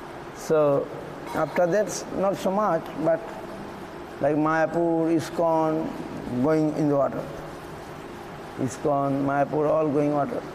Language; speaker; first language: English; non-native, local second language; Bangla